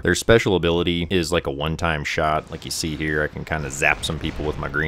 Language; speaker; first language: English; native; English